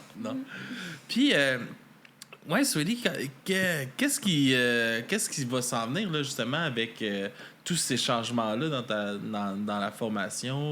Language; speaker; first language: French; native; French